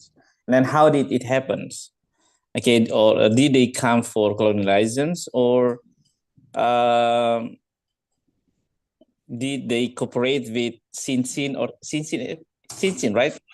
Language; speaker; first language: English; non-native, fluent; Indonesian